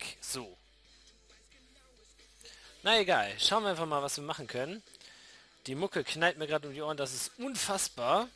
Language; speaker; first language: German; native; German